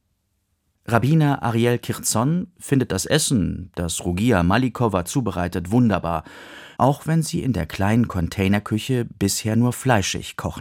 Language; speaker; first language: German; native; German